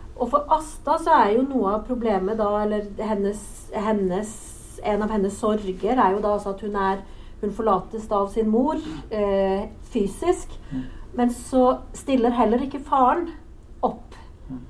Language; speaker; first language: Norwegian; native; Norwegian